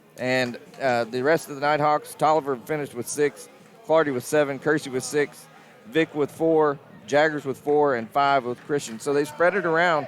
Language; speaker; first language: English; native; English